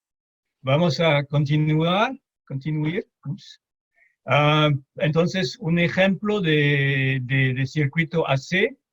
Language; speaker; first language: Spanish; non-native, fluent; French